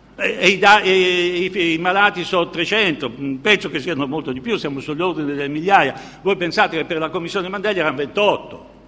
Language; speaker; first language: Italian; native; Italian